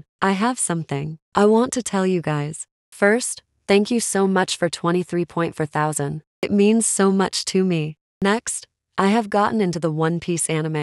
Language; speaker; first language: English; native; English